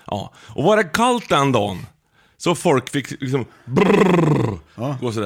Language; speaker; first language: Swedish; native; Swedish